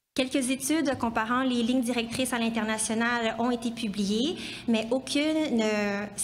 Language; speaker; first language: French; native; French